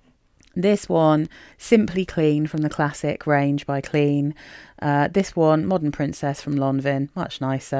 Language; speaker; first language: English; native; English